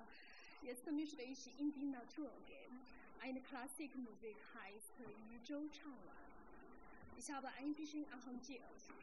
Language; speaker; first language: German; non-native, learner; Chinese